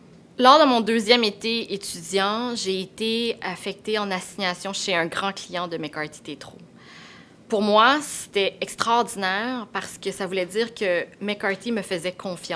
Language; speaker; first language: French; native; French